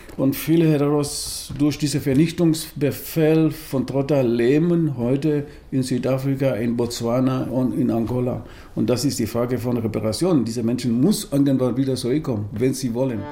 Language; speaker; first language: German; non-native, fluent; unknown